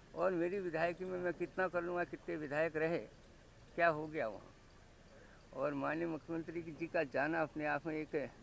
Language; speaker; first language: Hindi; native; Hindi